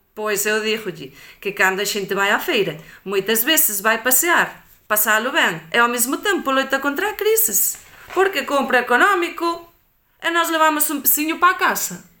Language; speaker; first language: Galician; native; Galician